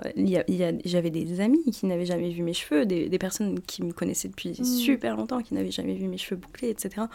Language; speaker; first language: French; native; French